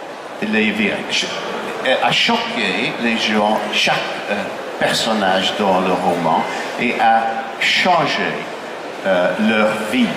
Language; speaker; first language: French; non-native, fluent; English